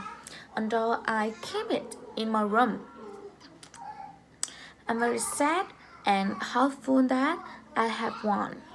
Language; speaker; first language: English; non-native, learner; Vietnamese